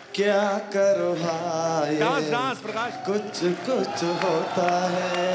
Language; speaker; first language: Hindi; non-native, local second language; Kannada